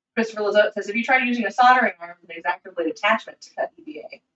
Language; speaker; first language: English; native; English